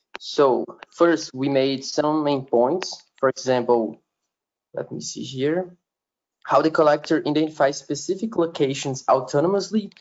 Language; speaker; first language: English; non-native, learner; Portuguese